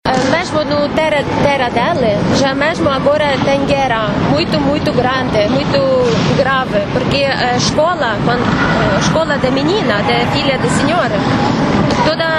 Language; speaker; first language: Portuguese; non-native, learner; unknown